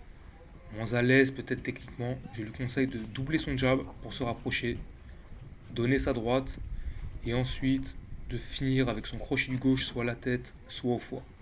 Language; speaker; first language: French; native; French